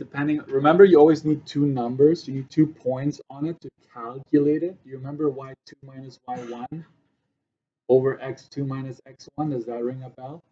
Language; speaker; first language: English; native; English